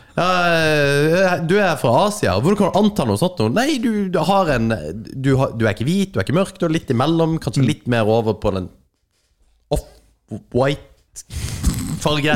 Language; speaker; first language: Norwegian; native; Norwegian